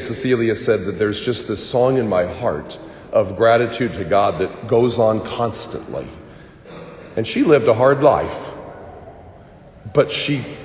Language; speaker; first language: English; native; English